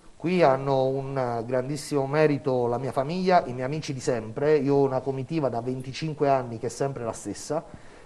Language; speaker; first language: Italian; native; Italian